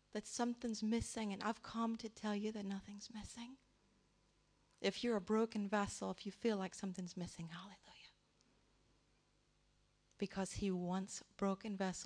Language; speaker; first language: English; native; English